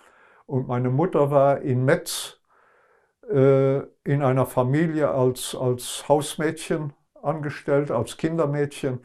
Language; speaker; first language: German; non-native, local second language; Luxembourgish